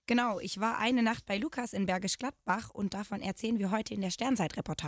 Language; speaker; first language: German; native; German